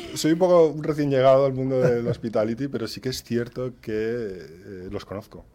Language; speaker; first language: Spanish; native; Spanish